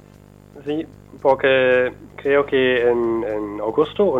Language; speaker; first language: Spanish; non-native, learner; German